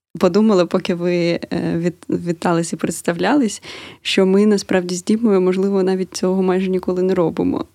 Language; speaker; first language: Ukrainian; native; Ukrainian